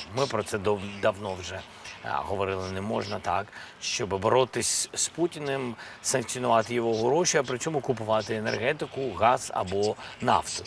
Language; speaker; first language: Ukrainian; non-native, local second language; Russian